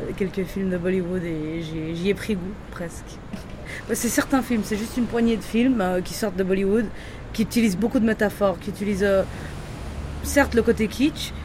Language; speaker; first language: French; native; French